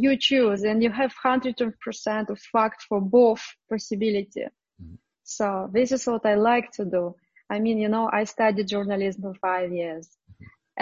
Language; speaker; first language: English; non-native, fluent; Russian